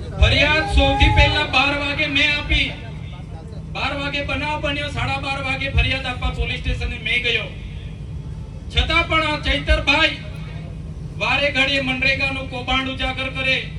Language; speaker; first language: Gujarati; non-native, local second language; Vasavi